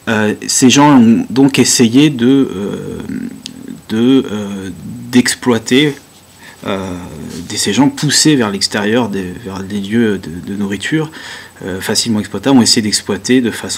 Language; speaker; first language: French; native; French